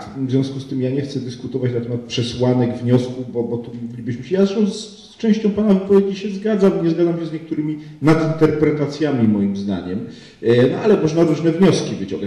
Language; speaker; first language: Polish; native; Polish